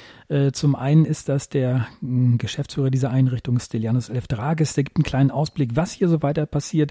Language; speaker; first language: German; native; German